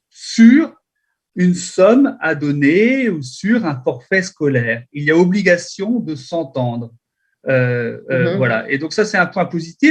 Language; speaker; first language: French; native; French